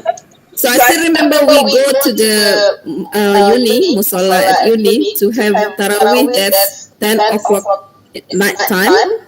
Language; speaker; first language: English; non-native, fluent; Indonesian